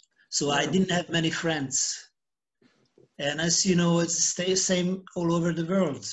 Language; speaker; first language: English; non-native, fluent; Hungarian